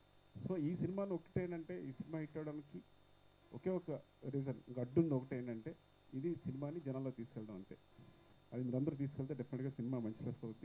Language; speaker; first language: Telugu; native; Telugu